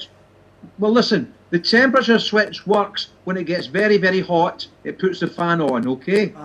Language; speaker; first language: English; non-native, learner; Thai